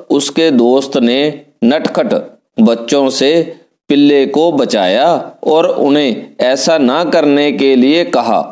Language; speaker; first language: Hindi; non-native, local second language; Punjabi